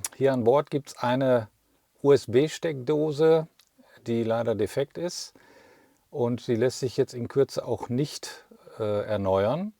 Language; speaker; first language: German; native; German